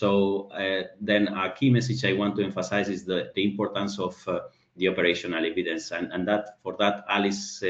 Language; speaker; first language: English; non-native, fluent; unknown